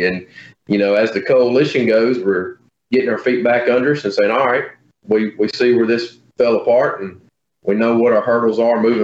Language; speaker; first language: English; native; English